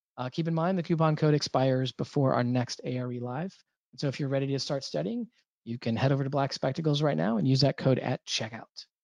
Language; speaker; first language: English; native; English